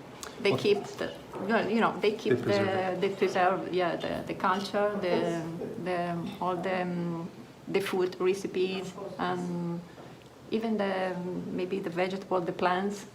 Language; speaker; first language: English; non-native, fluent; Italian